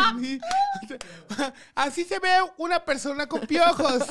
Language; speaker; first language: Spanish; native; Spanish